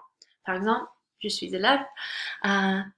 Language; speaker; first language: French; non-native, local second language; English